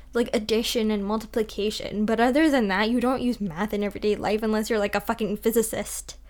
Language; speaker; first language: English; early bilingual, other home language; Hindi